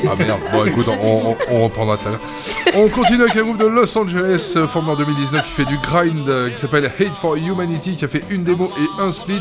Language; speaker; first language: French; native; French